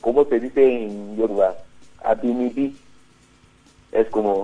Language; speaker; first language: Spanish; non-native, learner; Yoruba